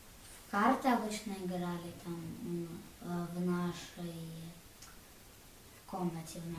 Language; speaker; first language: Russian; early bilingual, heritage; Russian